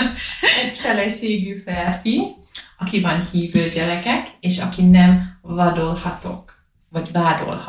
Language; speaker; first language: Hungarian; non-native, learner; English